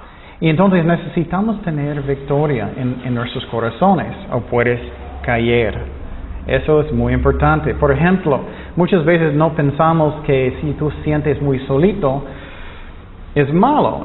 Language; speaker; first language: Spanish; non-native, fluent; English